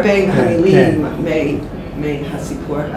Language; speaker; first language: Hebrew; non-native, fluent; English